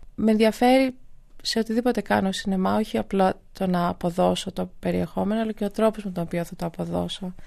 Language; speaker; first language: Greek; native; Greek